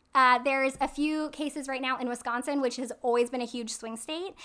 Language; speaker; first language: English; native; English